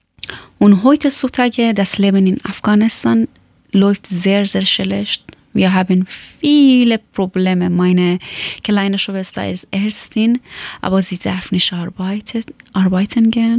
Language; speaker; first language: German; non-native, learner; Persian